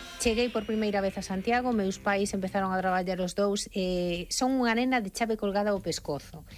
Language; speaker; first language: Galician; non-native, local second language; Spanish